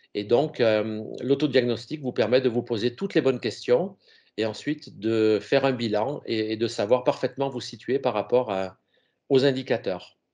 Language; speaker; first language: French; native; French